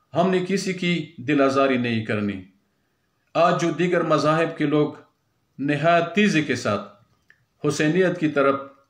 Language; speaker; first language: Urdu; non-native, local second language; Pashto